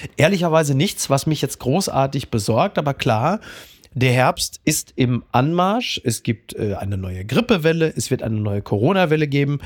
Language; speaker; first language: German; native; German